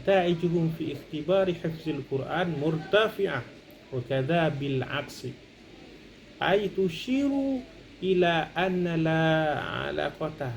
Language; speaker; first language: Arabic; non-native, fluent; Indonesian